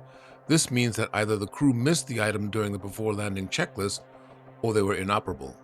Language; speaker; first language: English; native; English